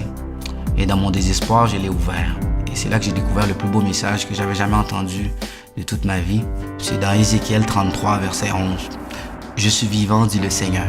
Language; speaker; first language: French; early bilingual, other home language; Haitian Creole